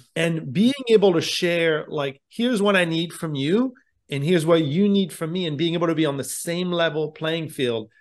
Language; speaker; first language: English; non-native, fluent; French